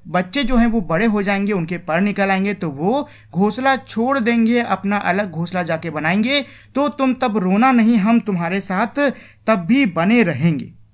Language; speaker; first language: Hindi; native; Hindi